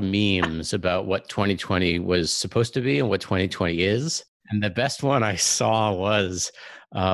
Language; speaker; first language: English; native; English